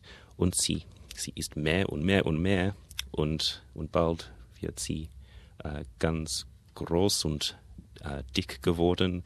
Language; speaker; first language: German; non-native, learner; English